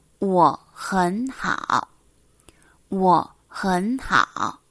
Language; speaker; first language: Chinese; non-native, fluent; Korean